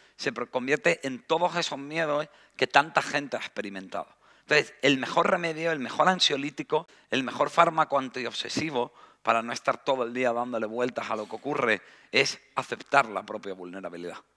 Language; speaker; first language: Spanish; native; Spanish